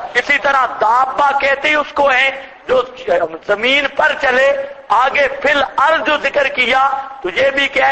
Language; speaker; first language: Urdu; non-native, local second language; Punjabi